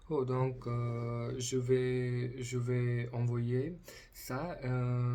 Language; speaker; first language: French; non-native, learner; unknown